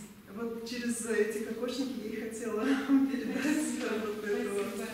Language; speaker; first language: Russian; native; Russian